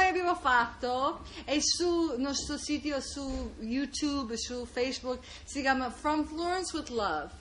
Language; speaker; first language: Italian; non-native, learner; English